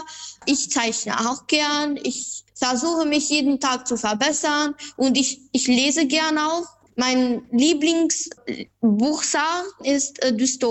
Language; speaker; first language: German; non-native, fluent; Albanian